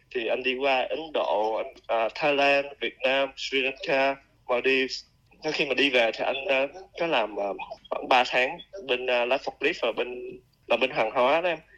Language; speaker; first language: Vietnamese; native; Vietnamese